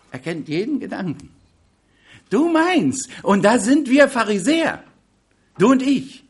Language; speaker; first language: German; non-native, fluent; English